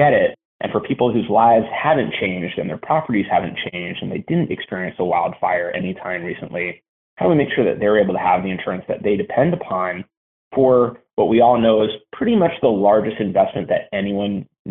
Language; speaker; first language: English; native; English